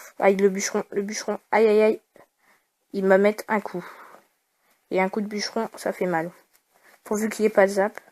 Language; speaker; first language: French; native; French